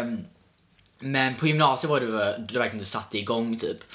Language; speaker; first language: Swedish; native; Swedish